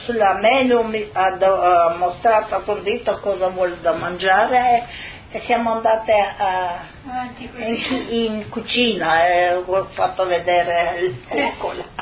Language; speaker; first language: Italian; non-native, local second language; Slovenian